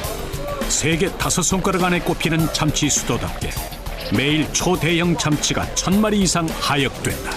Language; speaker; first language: Korean; native; Korean